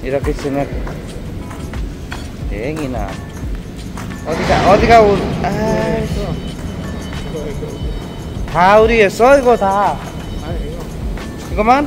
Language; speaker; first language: Korean; non-native, learner; Nepali